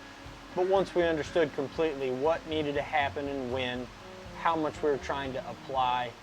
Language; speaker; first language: English; native; English